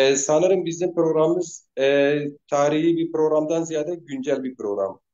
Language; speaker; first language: Turkish; non-native, local second language; Zaza